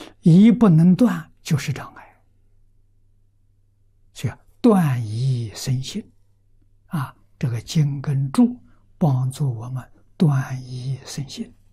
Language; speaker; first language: Chinese; native; Chinese